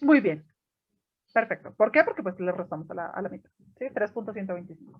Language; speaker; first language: Spanish; native; Spanish